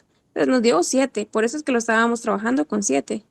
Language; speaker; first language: Spanish; native; Spanish